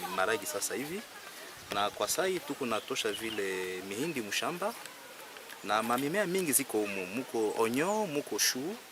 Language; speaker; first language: Swahili; native; Swahili